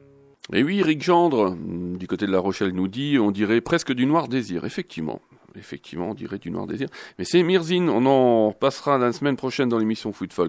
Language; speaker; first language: French; native; French